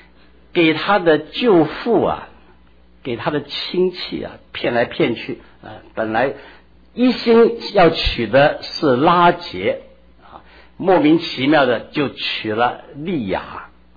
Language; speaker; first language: Chinese; native; Chinese